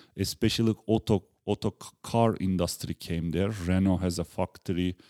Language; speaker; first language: English; non-native, fluent; Turkish